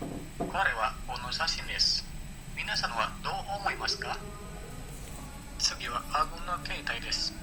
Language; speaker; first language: Japanese; non-native, learner; Indonesian